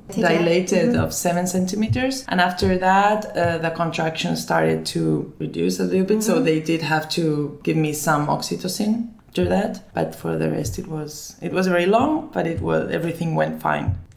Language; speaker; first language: English; early bilingual, other home language; Finnish